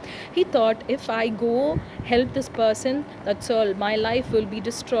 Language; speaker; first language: English; non-native, local second language; Tamil